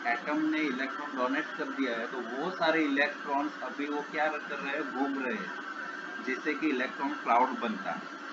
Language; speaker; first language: Hindi; non-native, local second language; Gujarati